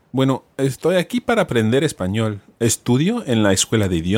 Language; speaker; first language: Spanish; non-native, fluent; English